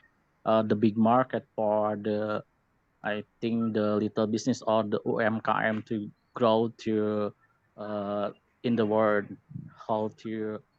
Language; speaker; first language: English; non-native, learner; Indonesian